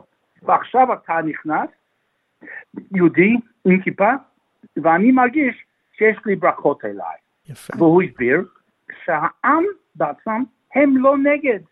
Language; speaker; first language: Hebrew; non-native, fluent; English